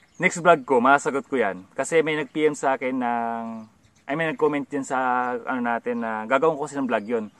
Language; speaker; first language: Filipino; native; Filipino